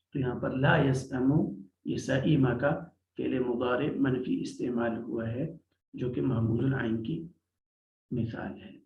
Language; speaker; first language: Urdu; native; Urdu